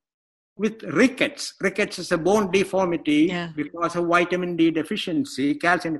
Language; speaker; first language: English; non-native, local second language; Malayalam